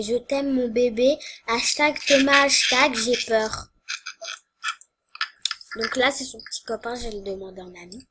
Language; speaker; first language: French; native; French